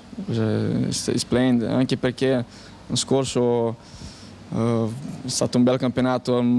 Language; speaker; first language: Italian; non-native, fluent; Portuguese